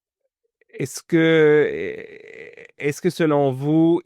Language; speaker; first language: French; non-native, fluent; German